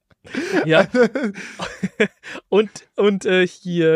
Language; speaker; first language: German; native; German